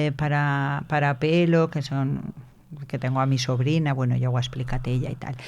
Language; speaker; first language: Spanish; native; Spanish